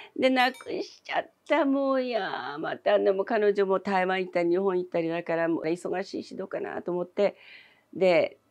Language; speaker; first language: Japanese; early bilingual, other home language; Chinese